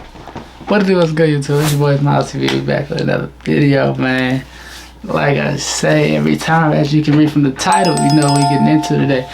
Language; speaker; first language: English; native; English